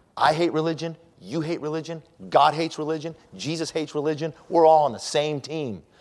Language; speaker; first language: English; native; English